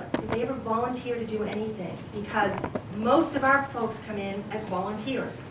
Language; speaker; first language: English; native; English